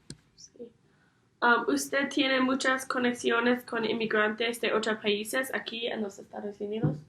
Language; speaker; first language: Spanish; non-native, learner; English